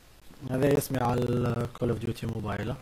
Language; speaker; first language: Arabic; native; Arabic